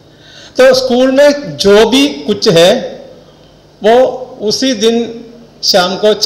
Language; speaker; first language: Hindi; non-native, local second language; Malayalam